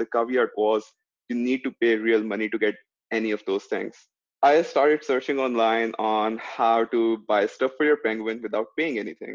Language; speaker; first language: English; non-native, local second language; Urdu